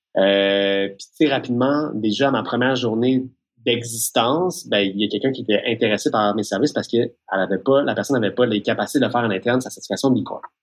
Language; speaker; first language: French; native; French